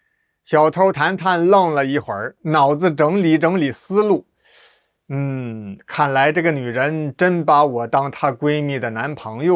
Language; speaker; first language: Chinese; native; Chinese